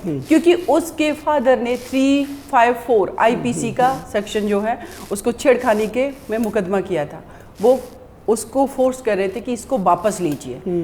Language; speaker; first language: Hindi; native; Hindi